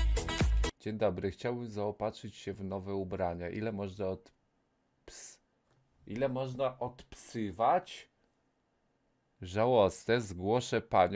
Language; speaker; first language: Polish; native; Polish